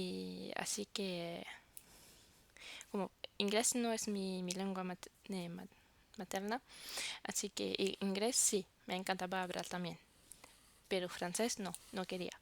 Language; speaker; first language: Spanish; non-native, fluent; French